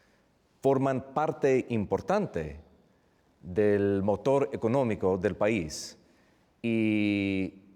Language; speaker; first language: Spanish; non-native, fluent; English